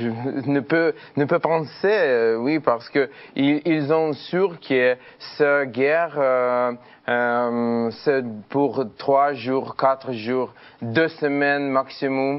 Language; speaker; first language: French; non-native, fluent; Ukrainian